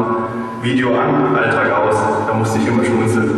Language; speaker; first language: German; native; German